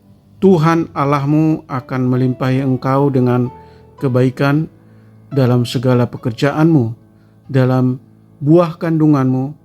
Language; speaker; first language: Indonesian; native; Indonesian